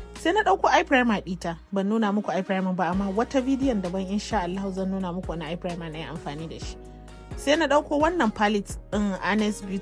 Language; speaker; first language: Hausa; non-native, local second language; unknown